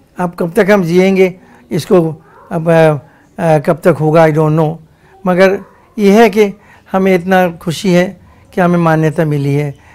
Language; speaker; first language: Hindi; non-native, local second language; Bangla